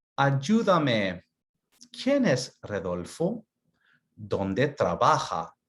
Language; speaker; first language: Spanish; early bilingual, other home language; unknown